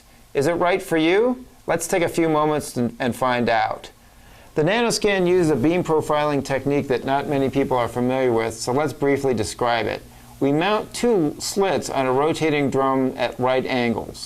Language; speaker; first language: English; native; English